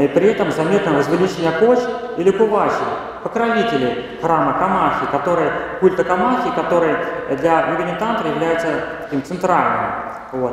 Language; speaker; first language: Russian; native; Russian